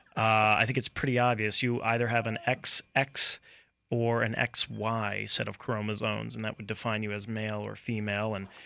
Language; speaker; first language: English; native; English